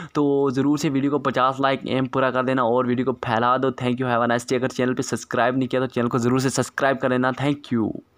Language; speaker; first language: Hindi; native; Hindi